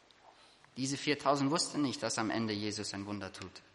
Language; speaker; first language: German; non-native, fluent; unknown